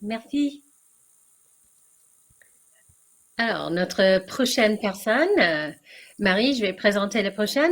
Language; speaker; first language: French; non-native, learner; English